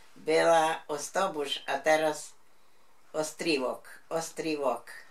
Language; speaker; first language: Polish; non-native, local second language; Ukrainian